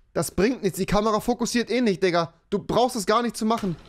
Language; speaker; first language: German; native; German